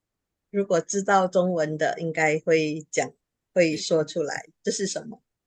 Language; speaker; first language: Chinese; early bilingual, heritage; Chinese